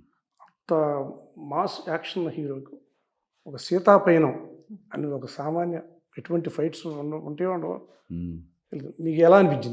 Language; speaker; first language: Telugu; native; Telugu